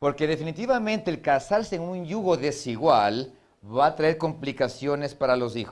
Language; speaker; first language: Spanish; native; Spanish